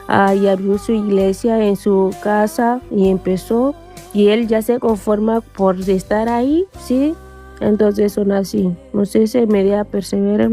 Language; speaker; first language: Spanish; non-native, fluent; Portuguese